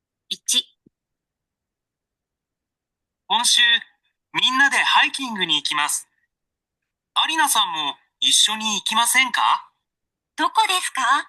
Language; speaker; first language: Japanese; non-native, learner; Sinhala